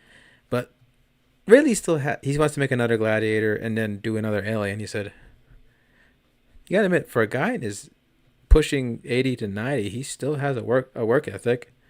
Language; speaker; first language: English; native; English